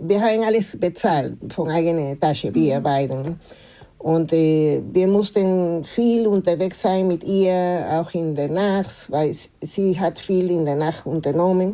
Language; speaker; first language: German; non-native, fluent; Spanish